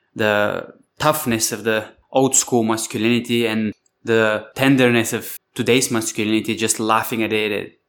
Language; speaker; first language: English; non-native, fluent; Bulgarian